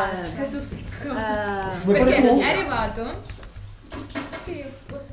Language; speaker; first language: Italian; non-native, fluent; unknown